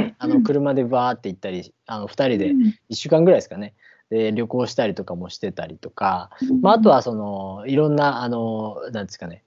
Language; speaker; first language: Japanese; native; Japanese